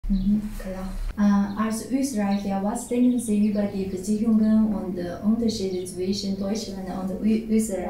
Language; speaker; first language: German; non-native, fluent; Chinese